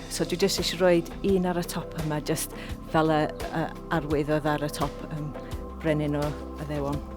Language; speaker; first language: Welsh; non-native, local second language; English